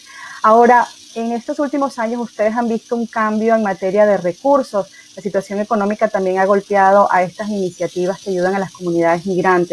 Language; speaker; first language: Spanish; native; Spanish